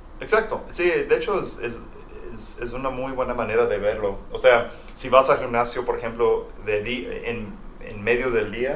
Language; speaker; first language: Spanish; non-native, fluent; English